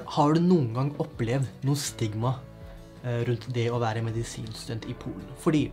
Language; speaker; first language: Norwegian; native; Norwegian